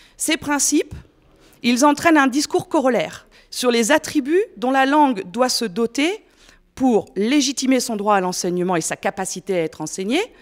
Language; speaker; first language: French; native; French